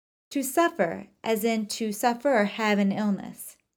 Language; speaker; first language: English; native; English